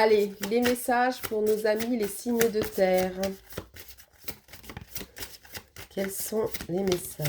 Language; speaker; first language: French; native; French